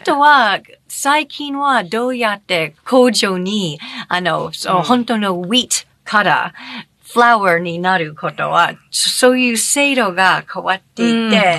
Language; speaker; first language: Japanese; non-native, fluent; English